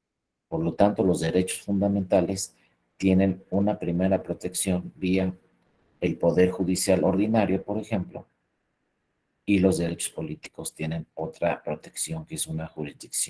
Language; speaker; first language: Spanish; native; Spanish